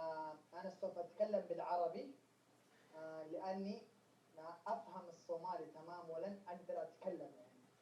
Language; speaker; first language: Arabic; early bilingual, other home language; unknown